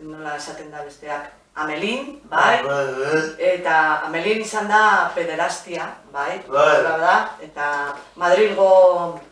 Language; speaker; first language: Basque; non-native, local second language; Spanish